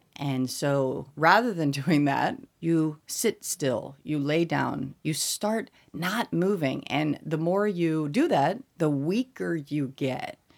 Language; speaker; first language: English; native; English